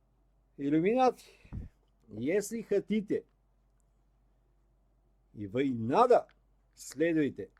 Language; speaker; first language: Russian; non-native, learner; Bulgarian